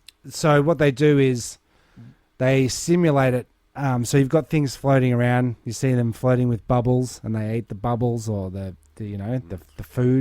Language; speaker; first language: English; native; English